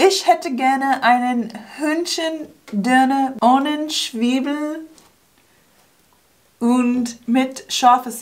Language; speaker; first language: German; non-native, learner; English